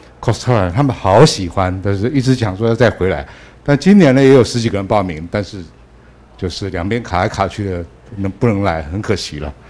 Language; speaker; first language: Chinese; native; Chinese